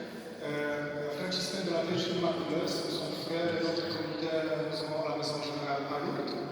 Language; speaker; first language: French; non-native, learner; Polish